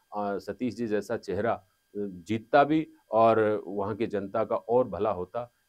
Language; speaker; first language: Hindi; native; Hindi